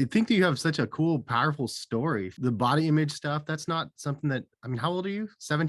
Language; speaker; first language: English; native; English